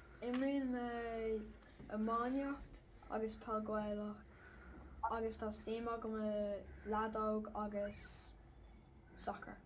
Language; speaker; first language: Irish; non-native, local second language; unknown